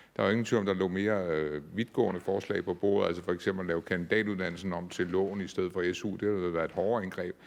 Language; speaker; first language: Danish; native; Danish